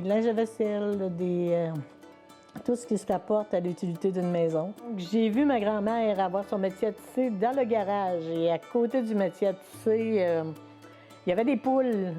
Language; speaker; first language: French; native; French